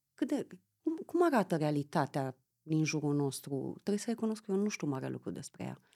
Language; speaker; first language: Romanian; native; Romanian